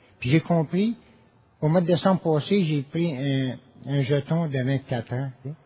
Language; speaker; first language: French; native; French